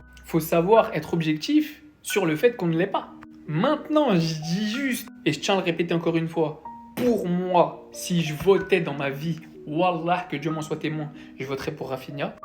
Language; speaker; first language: French; native; French